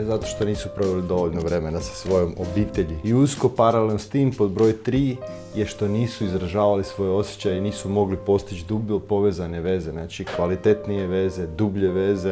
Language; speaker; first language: Croatian; native; Croatian